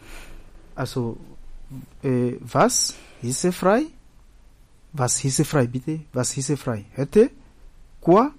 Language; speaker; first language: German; non-native, learner; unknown